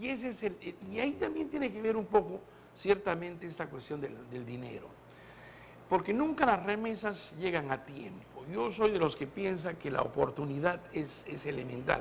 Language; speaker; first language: Spanish; native; Spanish